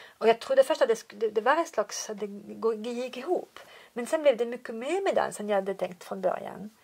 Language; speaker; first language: Swedish; non-native, fluent; French